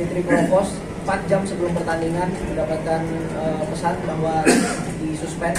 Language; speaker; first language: Indonesian; native; Indonesian